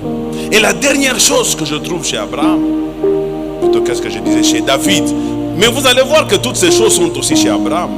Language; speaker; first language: French; non-native, local second language; Swahili